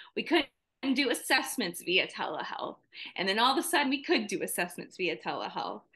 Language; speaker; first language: English; native; English